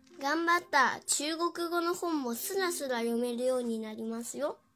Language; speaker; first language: Japanese; non-native, learner; Chinese